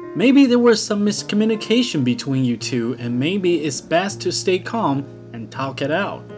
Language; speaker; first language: English; non-native, fluent; Chinese